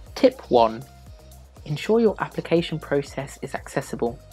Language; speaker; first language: English; native; English